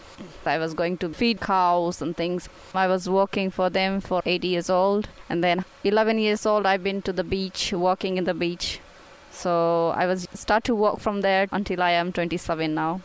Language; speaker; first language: English; non-native, local second language; Kannada